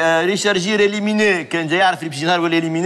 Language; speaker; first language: Arabic; native; Arabic